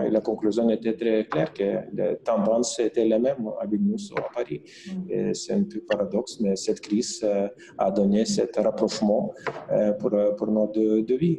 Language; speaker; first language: French; non-native, fluent; Lithuanian